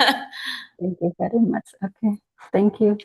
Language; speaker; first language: English; non-native, fluent; Indonesian